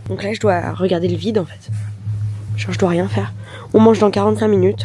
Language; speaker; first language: French; native; French